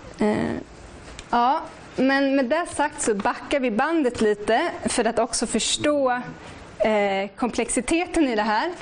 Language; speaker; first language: Swedish; native; Swedish